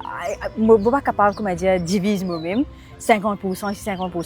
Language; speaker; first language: French; non-native, local second language; Morisyen